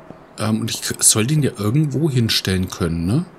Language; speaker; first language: German; native; German